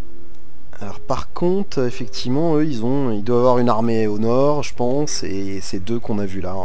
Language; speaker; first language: French; native; French